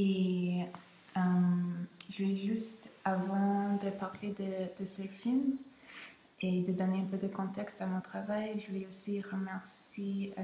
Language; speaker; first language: French; non-native, local second language; English